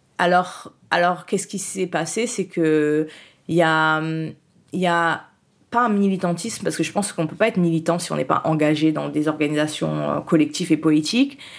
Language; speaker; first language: French; early bilingual, other home language; Haitian Creole